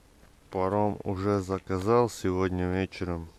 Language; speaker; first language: Russian; non-native, fluent; Latvian